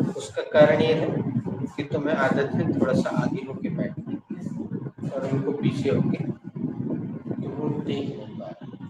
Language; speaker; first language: Hindi; native; Hindi